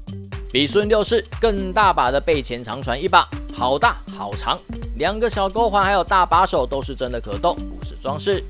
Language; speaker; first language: Chinese; native; Chinese